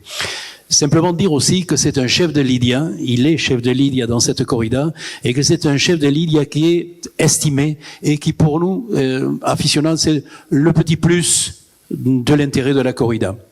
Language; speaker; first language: French; native; French